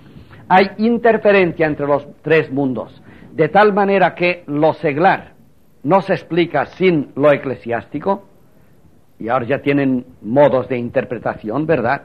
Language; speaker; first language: Spanish; native; Spanish